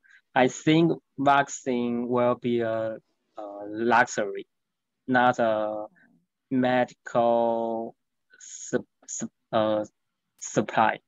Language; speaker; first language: English; non-native, learner; Chinese